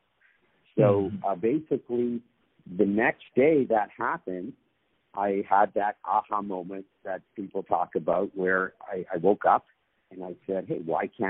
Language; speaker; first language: English; native; English